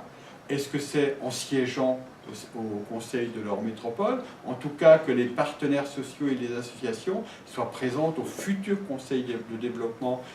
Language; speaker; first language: French; native; French